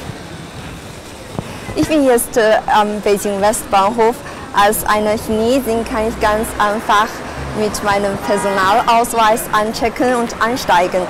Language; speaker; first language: German; non-native, fluent; Chinese